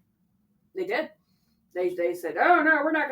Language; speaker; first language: English; native; English